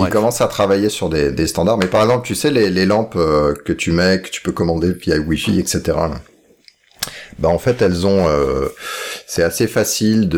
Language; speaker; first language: French; native; French